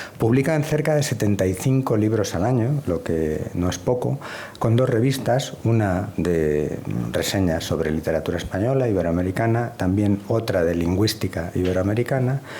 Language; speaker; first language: Spanish; native; Spanish